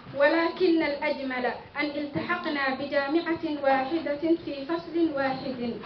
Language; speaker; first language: Arabic; non-native, local second language; Somali